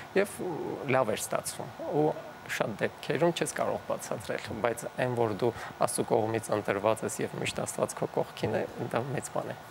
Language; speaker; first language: Armenian; native; Armenian